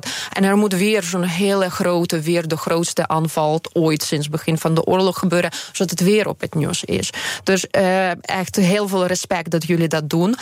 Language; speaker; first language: Dutch; non-native, fluent; Ukrainian